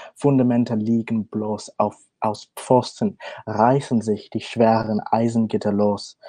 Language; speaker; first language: German; non-native, learner; English